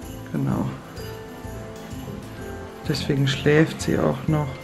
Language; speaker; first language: German; native; German